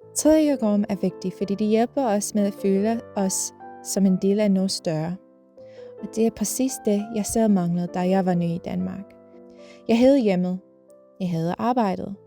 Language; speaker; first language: Danish; non-native, fluent; English